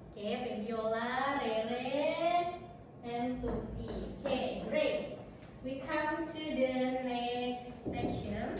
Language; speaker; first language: English; non-native, learner; Indonesian